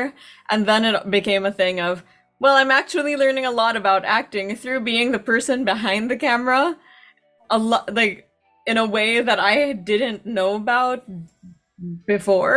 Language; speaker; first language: English; non-native, local second language; Filipino